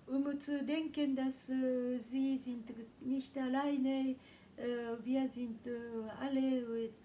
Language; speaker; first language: German; non-native, learner; Japanese